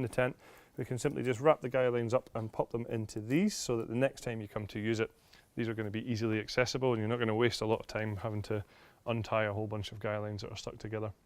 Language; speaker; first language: English; native; English